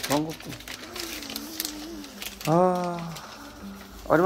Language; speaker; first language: Japanese; non-native, learner; Korean